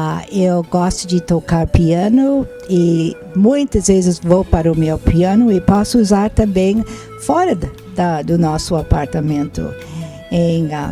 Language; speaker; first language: Portuguese; non-native, fluent; English